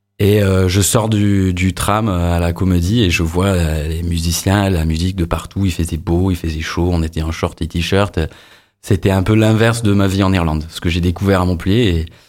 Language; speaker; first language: French; non-native, fluent; English